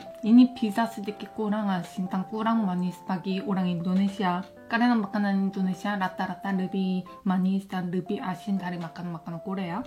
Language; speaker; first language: Indonesian; non-native, fluent; Korean